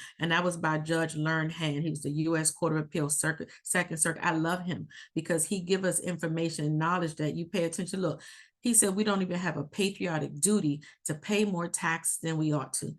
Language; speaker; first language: English; native; English